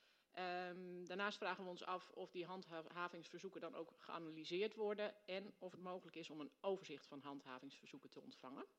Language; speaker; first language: Dutch; native; Dutch